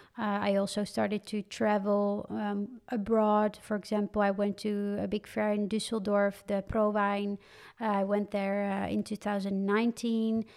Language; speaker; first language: English; non-native, fluent; Dutch